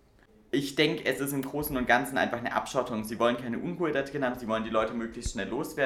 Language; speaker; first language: German; native; German